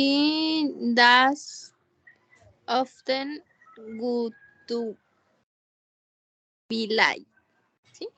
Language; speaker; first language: English; non-native, learner; Spanish